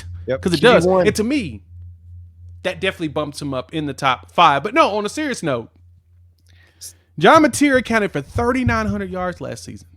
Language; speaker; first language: English; native; English